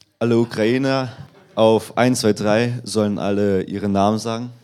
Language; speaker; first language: German; non-native, fluent; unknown